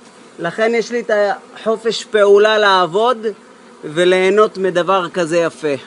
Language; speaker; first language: Hebrew; native; Hebrew